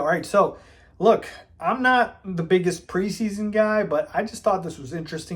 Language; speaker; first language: English; native; English